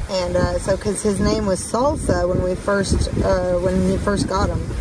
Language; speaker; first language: English; native; English